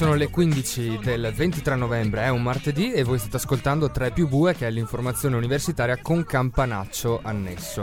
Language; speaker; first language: Italian; native; Italian